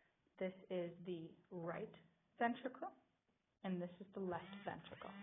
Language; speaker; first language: English; native; English